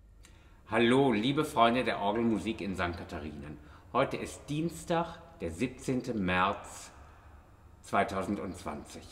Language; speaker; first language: German; native; German